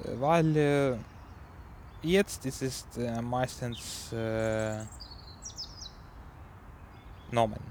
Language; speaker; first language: German; non-native, learner; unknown